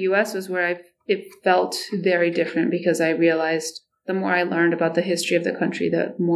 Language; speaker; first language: English; non-native, local second language; Nepali